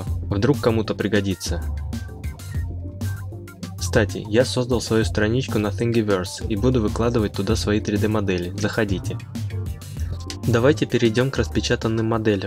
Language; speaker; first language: Russian; native; Russian